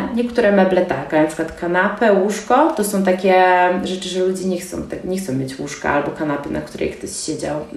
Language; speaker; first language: Polish; native; Polish